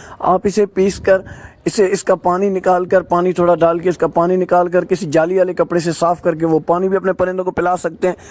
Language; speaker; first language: Urdu; non-native, local second language; Sindhi